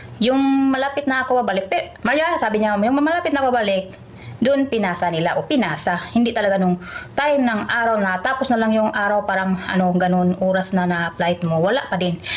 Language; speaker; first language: Filipino; non-native, local second language; Cebuano